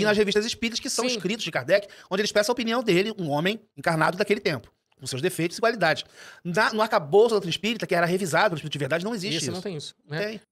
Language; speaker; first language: Portuguese; native; Portuguese